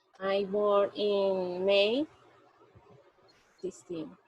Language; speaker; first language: English; non-native, learner; Spanish